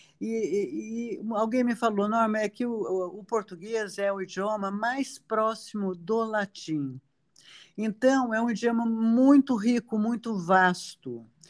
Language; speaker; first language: Portuguese; native; Portuguese